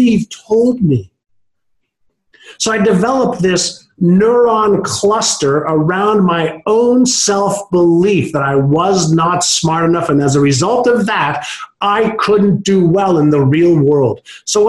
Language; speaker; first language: English; non-native, fluent; Hebrew